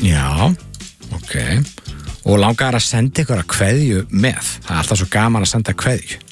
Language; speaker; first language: Icelandic; native; Icelandic